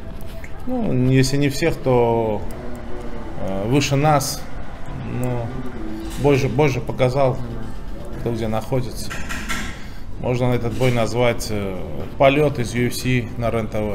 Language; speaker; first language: Russian; native; Russian